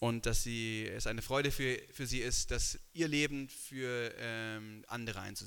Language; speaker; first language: German; native; German